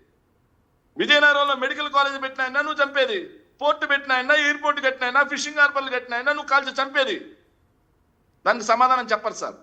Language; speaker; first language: Telugu; native; Telugu